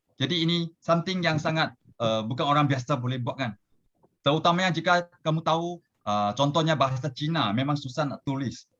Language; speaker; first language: Malay; non-native, local second language; Chinese